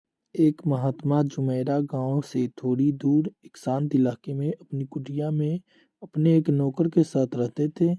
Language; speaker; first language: Hindi; native; Hindi